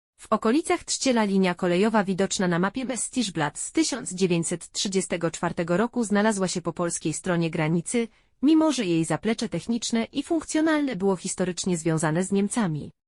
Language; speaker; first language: Polish; native; Polish